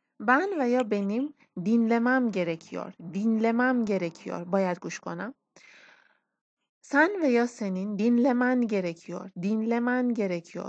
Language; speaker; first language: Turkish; non-native, fluent; Persian